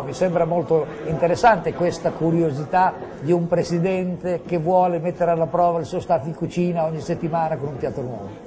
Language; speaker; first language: Italian; native; Italian